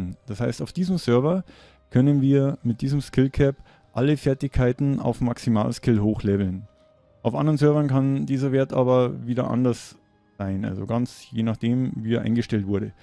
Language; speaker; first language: German; native; German